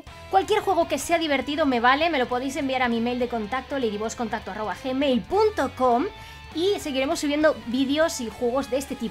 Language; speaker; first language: Spanish; native; Spanish